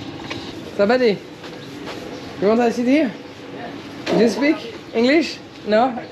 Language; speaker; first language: English; non-native, learner; French